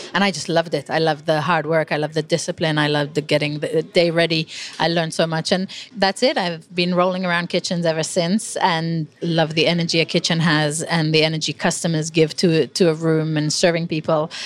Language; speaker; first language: English; non-native, fluent; Hebrew